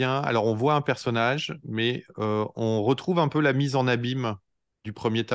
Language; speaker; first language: French; native; French